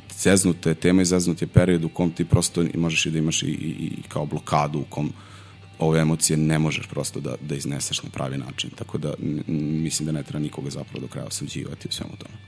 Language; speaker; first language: Serbian; native; Serbian